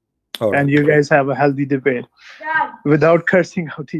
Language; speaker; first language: English; non-native, fluent; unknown